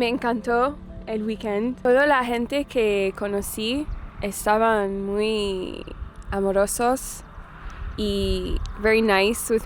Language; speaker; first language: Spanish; non-native, learner; English